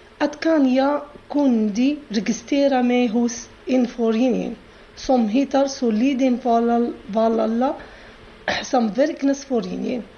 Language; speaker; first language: Swedish; non-native, learner; Arabic